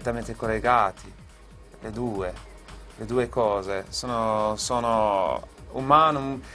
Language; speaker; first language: Italian; non-native, fluent; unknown